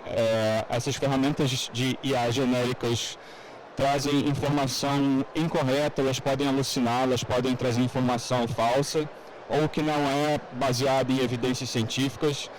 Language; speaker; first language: Portuguese; native; Portuguese